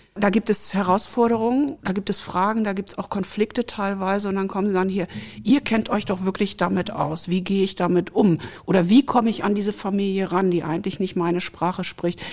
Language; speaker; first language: German; native; German